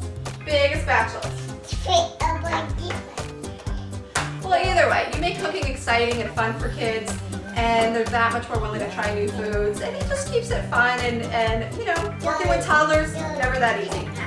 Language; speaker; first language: English; native; English